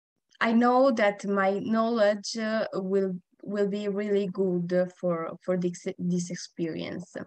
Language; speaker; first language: English; non-native, learner; Italian